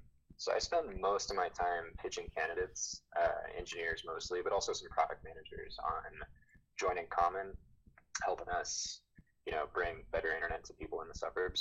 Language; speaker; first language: English; native; English